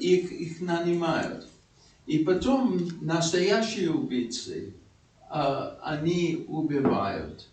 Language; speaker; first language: Russian; non-native, fluent; English